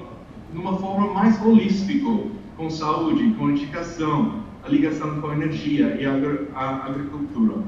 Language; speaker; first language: Portuguese; non-native, fluent; English